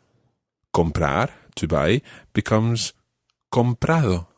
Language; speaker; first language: Spanish; non-native, fluent; English